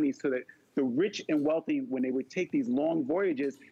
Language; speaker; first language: English; native; English